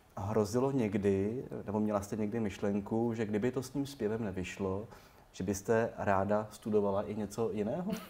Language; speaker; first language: Czech; native; Czech